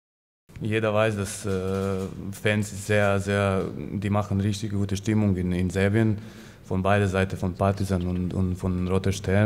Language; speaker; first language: German; non-native, learner; Serbian